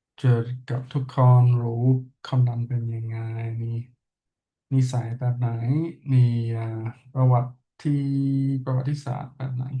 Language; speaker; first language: Thai; non-native, learner; English